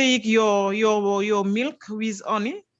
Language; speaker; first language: English; non-native, learner; French